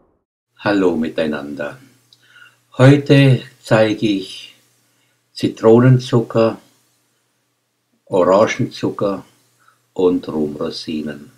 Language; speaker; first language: German; native; German